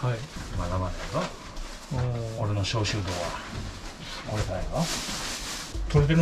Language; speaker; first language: Japanese; native; Japanese